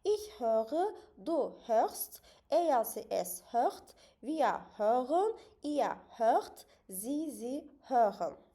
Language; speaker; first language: German; non-native, fluent; Azerbaijani